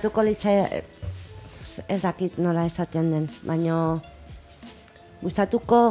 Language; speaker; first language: Basque; non-native, local second language; Spanish